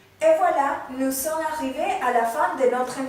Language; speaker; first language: French; non-native, learner; Spanish